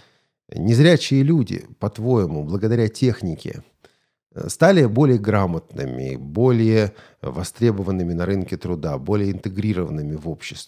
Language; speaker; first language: Russian; native; Russian